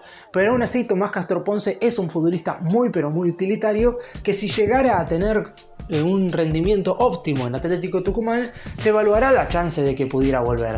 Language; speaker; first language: Spanish; native; Spanish